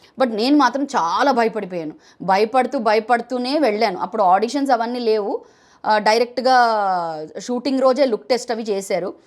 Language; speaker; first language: Telugu; non-native, fluent; Bangla